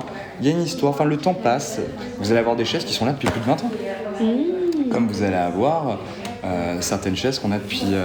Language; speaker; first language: French; native; French